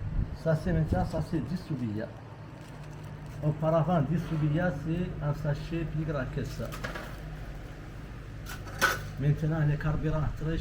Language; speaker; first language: French; non-native, local second language; Arabic